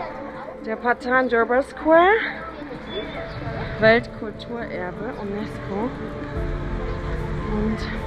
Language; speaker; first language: German; native; German